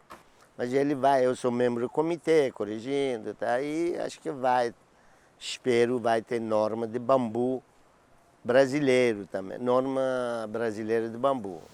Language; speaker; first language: Portuguese; non-native, learner; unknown